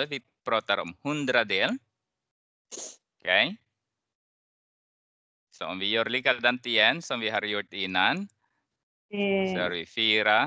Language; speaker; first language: Swedish; non-native, fluent; Arabic